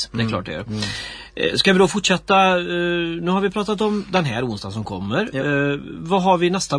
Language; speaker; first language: Swedish; native; Swedish